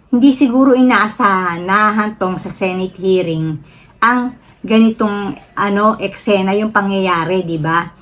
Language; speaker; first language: Filipino; native; Filipino